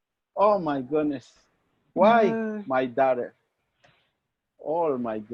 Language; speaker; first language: English; non-native, learner; Spanish